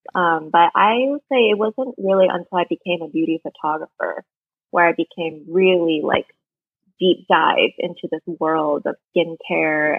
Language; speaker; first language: English; native; English